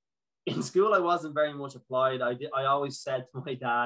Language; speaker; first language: English; native; English